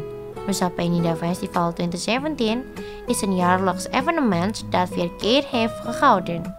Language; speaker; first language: Dutch; non-native, fluent; Indonesian